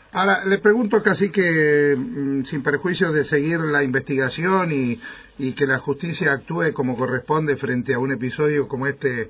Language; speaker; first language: Spanish; native; Spanish